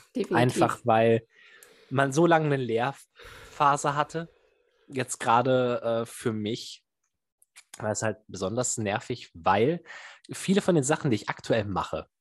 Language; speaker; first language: German; native; German